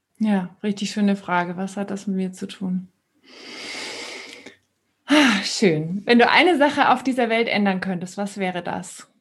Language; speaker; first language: German; native; German